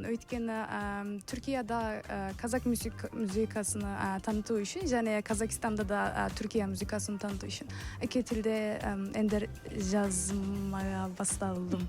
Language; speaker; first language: Kazakh; non-native, learner; Turkish